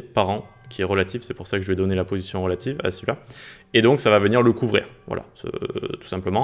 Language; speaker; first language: French; native; French